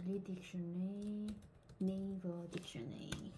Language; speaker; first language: French; non-native, learner; Korean